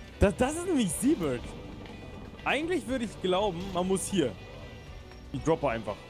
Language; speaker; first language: German; native; German